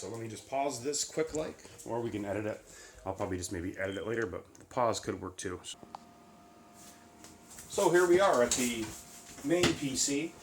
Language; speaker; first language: English; native; English